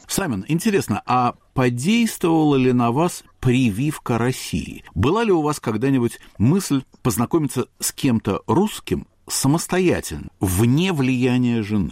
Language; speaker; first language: Russian; native; Russian